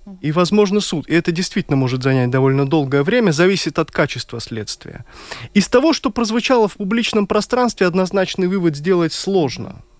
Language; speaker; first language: Russian; native; Russian